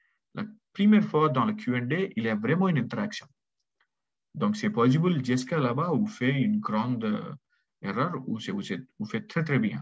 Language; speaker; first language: French; non-native, learner; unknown